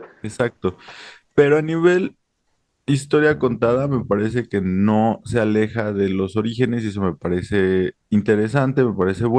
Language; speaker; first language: Spanish; native; Spanish